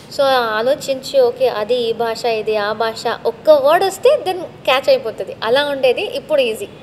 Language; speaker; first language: Telugu; non-native, local second language; Tamil